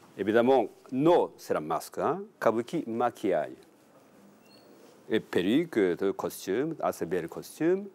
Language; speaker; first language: French; non-native, learner; Japanese